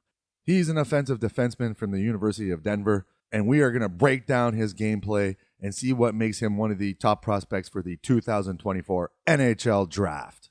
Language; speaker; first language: English; native; English